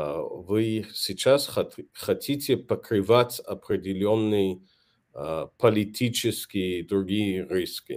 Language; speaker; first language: Russian; non-native, fluent; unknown